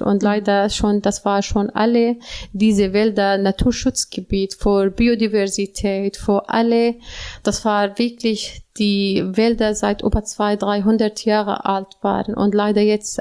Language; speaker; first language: German; non-native, learner; Arabic